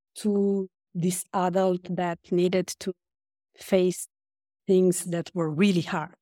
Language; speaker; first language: English; non-native, fluent; Romanian